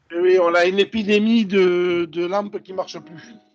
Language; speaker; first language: French; native; French